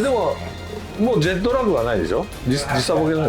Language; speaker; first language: Japanese; native; Japanese